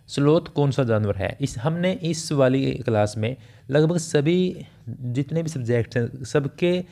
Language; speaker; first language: Hindi; native; Hindi